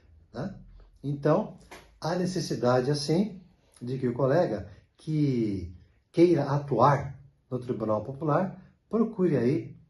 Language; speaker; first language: Portuguese; native; Portuguese